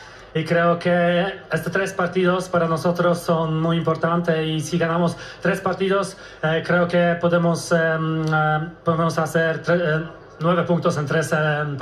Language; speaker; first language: Spanish; non-native, learner; Polish